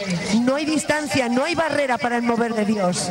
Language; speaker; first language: Spanish; native; Spanish